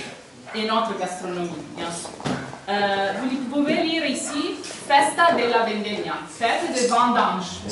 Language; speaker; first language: French; non-native, fluent; Italian